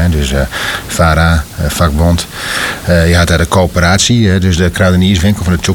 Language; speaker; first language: Dutch; native; Dutch